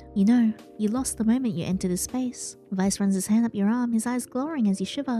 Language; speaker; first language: English; native; English